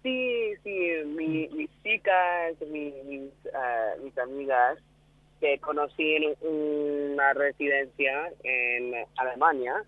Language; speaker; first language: Spanish; non-native, learner; English